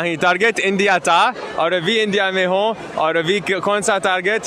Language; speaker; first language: Hindi; non-native, learner; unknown